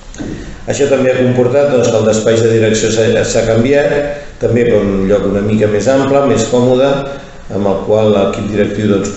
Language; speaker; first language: Catalan; native; Catalan